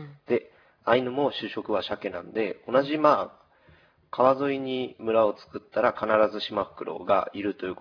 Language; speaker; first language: Japanese; native; Japanese